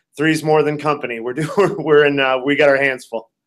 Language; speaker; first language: English; native; English